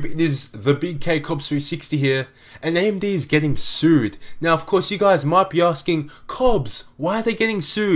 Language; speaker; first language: English; native; English